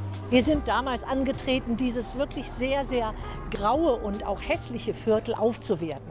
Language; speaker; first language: German; native; German